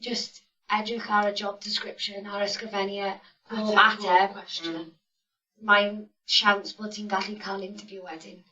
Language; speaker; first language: Welsh; non-native, local second language; English